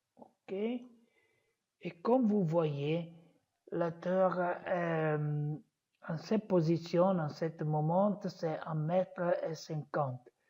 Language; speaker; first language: French; non-native, learner; Italian